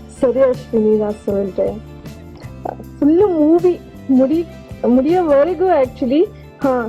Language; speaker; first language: Tamil; non-native, learner; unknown